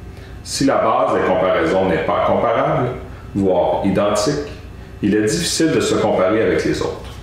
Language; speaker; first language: French; native; French